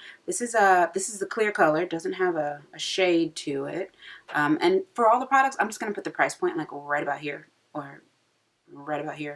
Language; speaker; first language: English; native; English